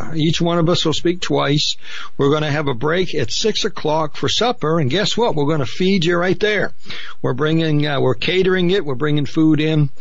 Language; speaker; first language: English; native; English